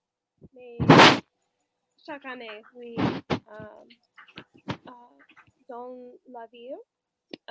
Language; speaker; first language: French; non-native, learner; English